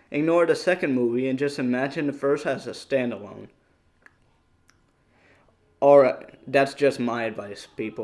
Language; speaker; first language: English; native; English